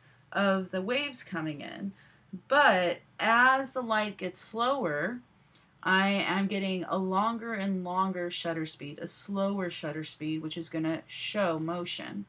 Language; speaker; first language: English; native; English